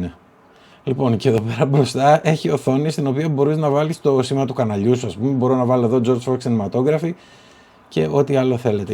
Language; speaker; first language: Greek; native; Greek